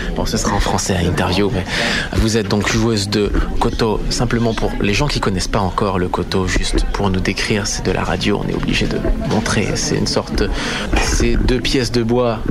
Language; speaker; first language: French; native; French